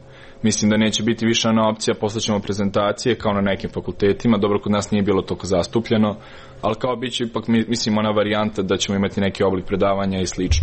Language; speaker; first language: Serbian; native; Serbian